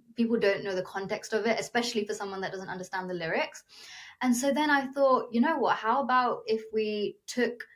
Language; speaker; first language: English; non-native, local second language; Telugu